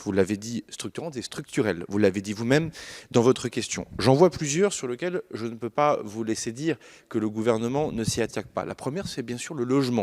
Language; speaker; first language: French; native; French